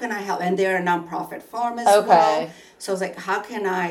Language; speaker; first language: English; non-native, fluent; Albanian